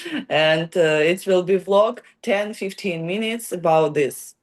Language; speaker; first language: English; non-native, learner; Ukrainian